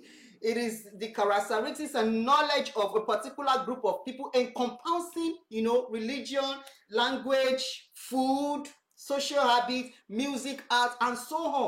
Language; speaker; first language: English; non-native, local second language; Yoruba